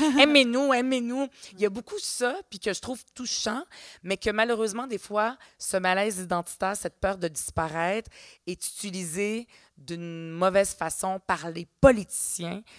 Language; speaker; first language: French; early bilingual, other home language; Arabic